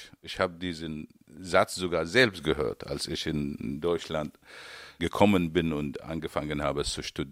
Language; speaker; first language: German; non-native, fluent; Arabic